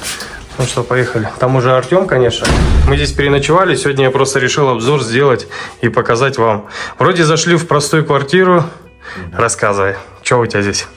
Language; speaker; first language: Russian; native; Russian